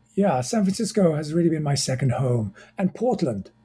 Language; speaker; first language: English; native; English